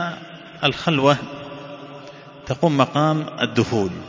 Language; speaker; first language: Arabic; native; Arabic